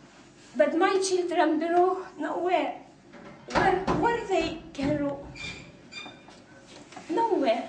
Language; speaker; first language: English; non-native, learner; Arabic